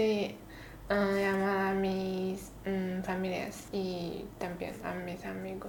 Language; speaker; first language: Spanish; non-native, learner; Chinese